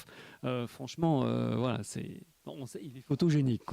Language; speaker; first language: French; native; French